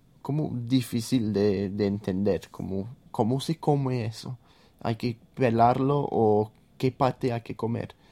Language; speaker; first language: Spanish; non-native, fluent; English